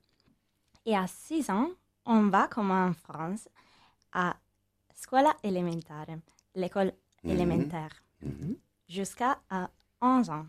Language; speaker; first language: French; non-native, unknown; Italian